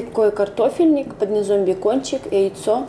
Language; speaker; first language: Russian; native; Russian